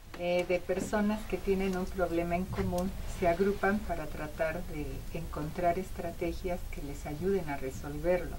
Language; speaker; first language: Spanish; native; Spanish